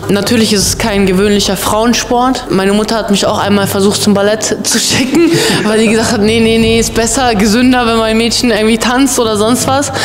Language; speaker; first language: German; early bilingual, other home language; Russian